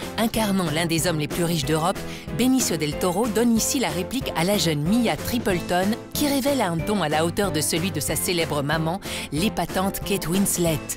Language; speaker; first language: French; native; French